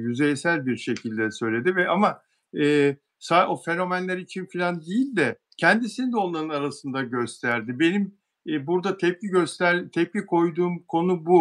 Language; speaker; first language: Turkish; native; Turkish